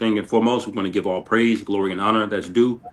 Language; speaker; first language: English; native; English